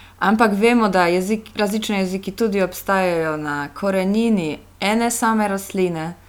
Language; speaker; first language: Slovenian; non-native, fluent; Polish